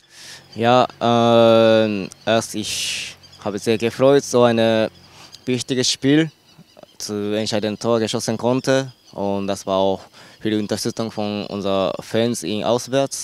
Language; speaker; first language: German; non-native, learner; Japanese